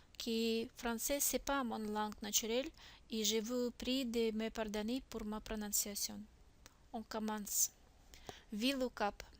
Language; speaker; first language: French; non-native, learner; Russian